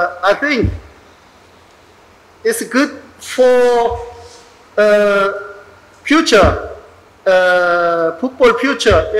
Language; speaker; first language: English; non-native, learner; Korean